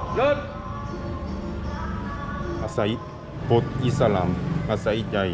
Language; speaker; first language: Thai; non-native, learner; Korean